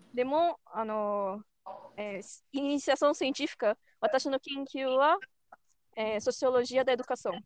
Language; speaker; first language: Japanese; non-native, learner; Portuguese